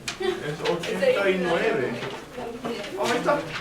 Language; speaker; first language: Spanish; non-native, learner; English